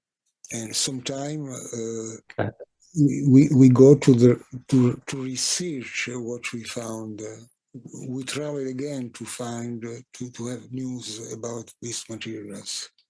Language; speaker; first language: English; non-native, fluent; Italian